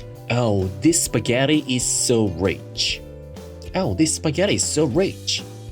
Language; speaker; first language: English; non-native, fluent; Korean